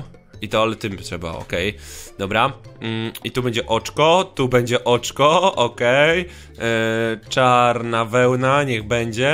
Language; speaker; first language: Polish; native; Polish